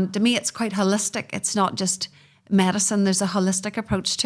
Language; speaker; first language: English; native; English